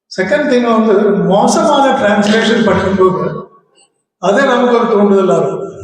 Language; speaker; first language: Tamil; non-native, local second language; Malayalam